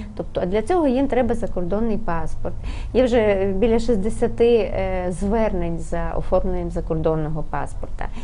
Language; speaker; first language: Ukrainian; native; Ukrainian